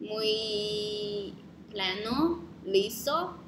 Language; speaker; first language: Spanish; non-native, learner; Chinese